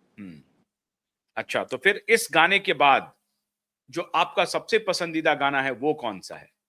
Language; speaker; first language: Hindi; native; Hindi